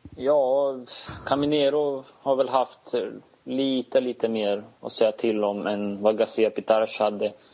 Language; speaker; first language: Swedish; native; Swedish